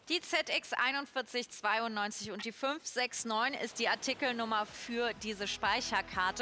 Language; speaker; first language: German; native; German